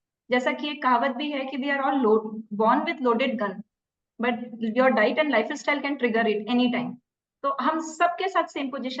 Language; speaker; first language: Hindi; native; Hindi